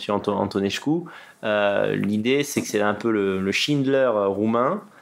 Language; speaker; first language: French; native; French